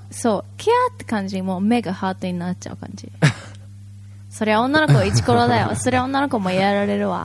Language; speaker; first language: Japanese; native; Japanese